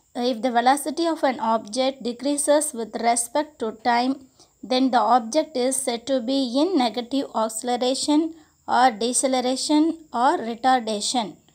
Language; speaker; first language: English; non-native, local second language; Tamil